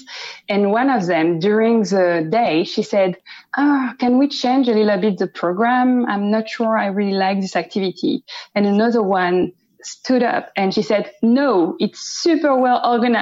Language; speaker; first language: English; non-native, fluent; French